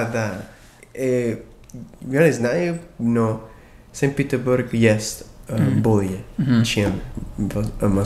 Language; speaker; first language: Russian; non-native, learner; English